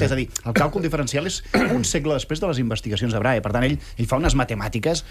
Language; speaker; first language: Catalan; native; Catalan